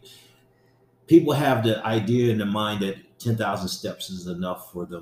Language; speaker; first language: English; native; English